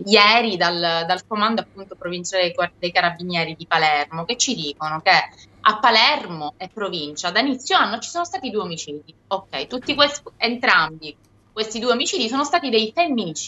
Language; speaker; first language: Italian; native; Italian